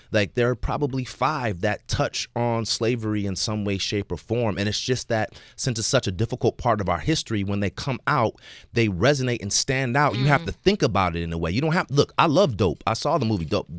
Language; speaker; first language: English; native; English